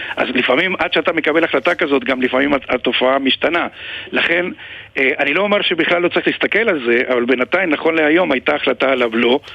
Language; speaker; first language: Hebrew; non-native, fluent; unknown